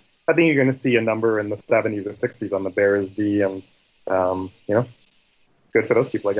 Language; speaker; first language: English; native; English